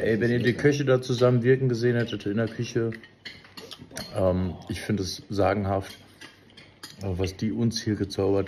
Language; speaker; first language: German; native; German